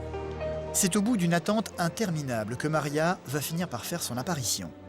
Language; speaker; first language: French; native; French